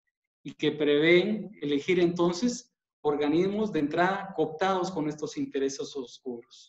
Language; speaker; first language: Spanish; native; Spanish